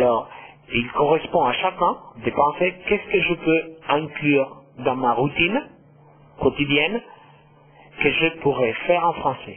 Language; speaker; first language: French; non-native, fluent; Spanish